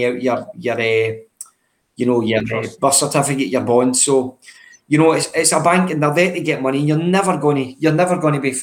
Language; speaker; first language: English; native; English